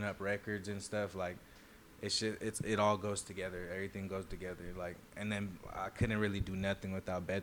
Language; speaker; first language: English; native; English